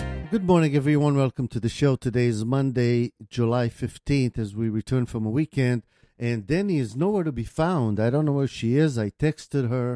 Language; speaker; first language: English; native; English